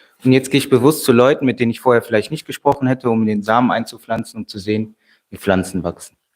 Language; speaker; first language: German; native; German